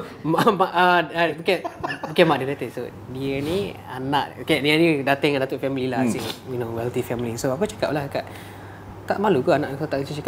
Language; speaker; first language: Malay; native; Malay